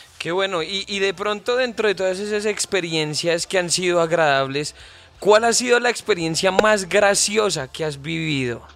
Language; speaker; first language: Spanish; native; Spanish